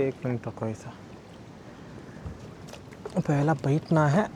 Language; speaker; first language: Hindi; non-native, local second language; Kannada